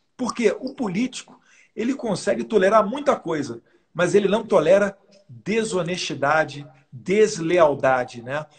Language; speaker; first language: Portuguese; native; Portuguese